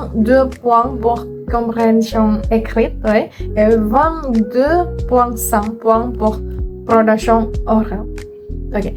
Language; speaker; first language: French; non-native, learner; Indonesian